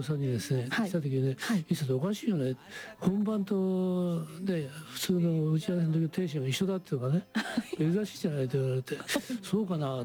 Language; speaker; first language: Japanese; native; Japanese